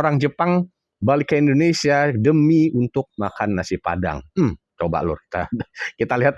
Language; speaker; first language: Indonesian; native; Indonesian